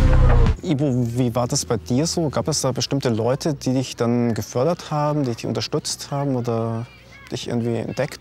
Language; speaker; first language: German; native; German